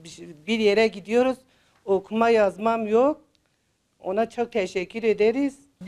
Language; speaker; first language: Turkish; non-native, local second language; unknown